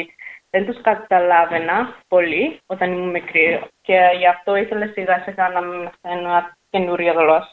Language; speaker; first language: Greek; early bilingual, heritage; English